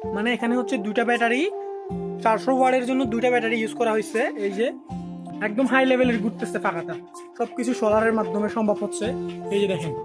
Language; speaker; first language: Bangla; native; Bangla